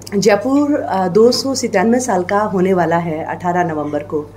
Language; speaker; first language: Hindi; native; Hindi